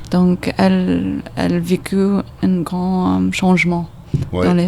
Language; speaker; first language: French; non-native, learner; English